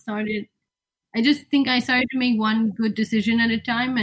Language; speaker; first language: English; non-native, local second language; Hindi